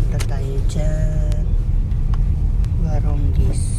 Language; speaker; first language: German; non-native, learner; Filipino